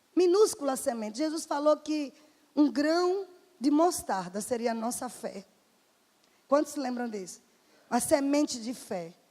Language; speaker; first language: Portuguese; native; Portuguese